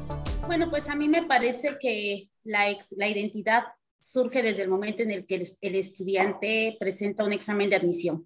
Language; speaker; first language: Spanish; native; Spanish